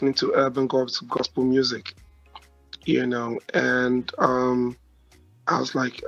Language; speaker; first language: English; non-native, local second language; Akan